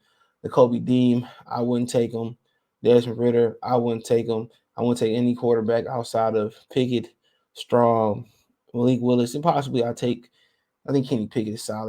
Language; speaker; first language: English; native; English